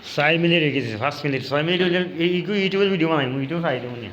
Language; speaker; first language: Bangla; non-native, local second language; Sylheti